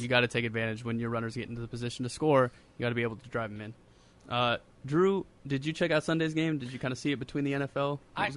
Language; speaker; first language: English; native; English